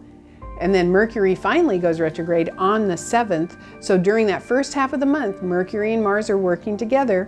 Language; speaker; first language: English; native; English